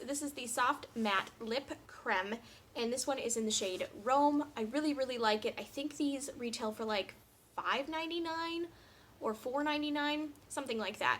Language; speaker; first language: English; native; English